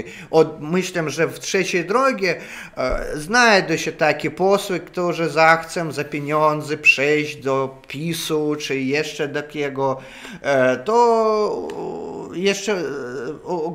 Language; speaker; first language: Polish; non-native, fluent; Russian